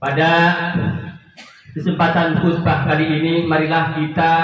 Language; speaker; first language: Indonesian; native; Indonesian